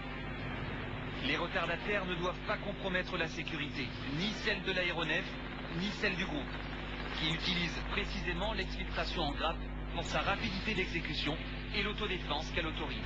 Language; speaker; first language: French; native; French